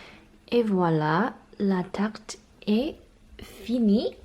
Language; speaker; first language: French; non-native, learner; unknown